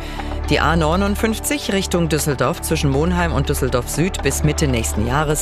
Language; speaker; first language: German; native; German